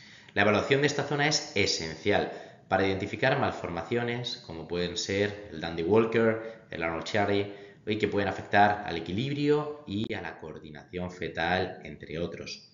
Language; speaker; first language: Spanish; native; Spanish